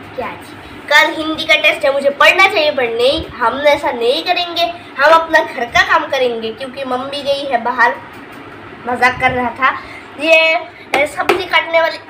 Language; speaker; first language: Hindi; non-native, local second language; Assamese